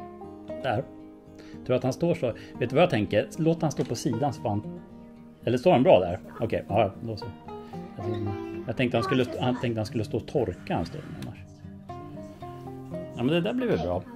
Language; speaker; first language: Swedish; native; Swedish